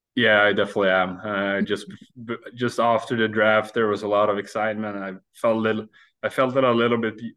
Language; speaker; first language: English; non-native, fluent; Swedish